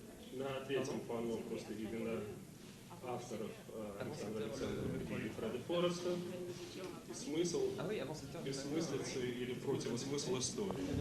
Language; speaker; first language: Russian; native; Russian